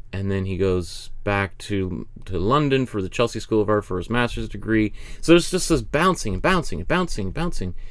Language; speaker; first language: English; native; English